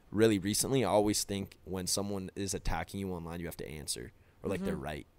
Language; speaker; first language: English; native; English